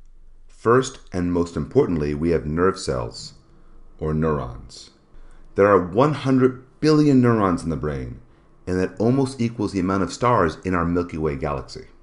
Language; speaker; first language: English; native; English